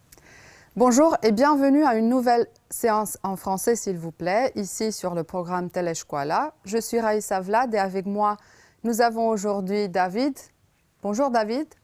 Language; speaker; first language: French; non-native, fluent; Romanian